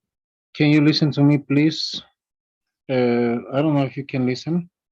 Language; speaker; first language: English; non-native, learner; Spanish